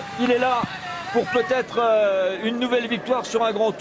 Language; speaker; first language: French; native; French